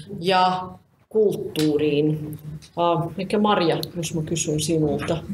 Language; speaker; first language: Finnish; non-native, fluent; Latvian